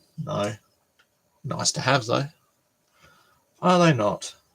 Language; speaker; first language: English; native; English